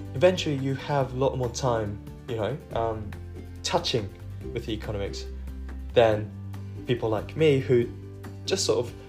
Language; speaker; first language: English; non-native, fluent; Japanese